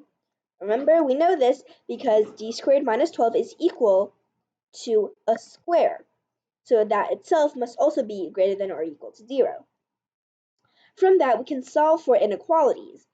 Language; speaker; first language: English; native; English